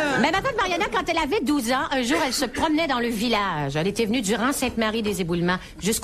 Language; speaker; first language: French; native; French